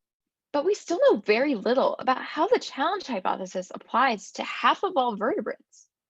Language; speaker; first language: English; native; English